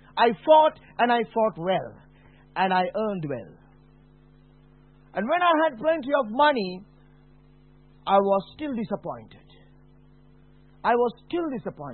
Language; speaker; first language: English; non-native, local second language; Sinhala